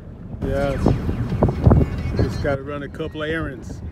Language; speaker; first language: English; native; English